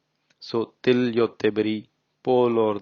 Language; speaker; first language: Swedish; non-native, learner; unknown